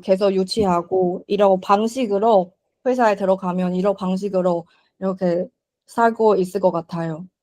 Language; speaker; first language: Korean; non-native, learner; Chinese